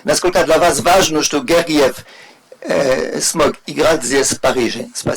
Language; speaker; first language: Russian; non-native, fluent; French